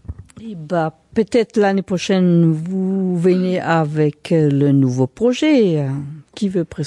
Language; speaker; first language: French; non-native, fluent; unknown